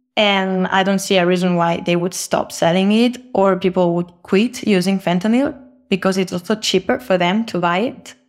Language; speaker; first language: English; non-native, fluent; Spanish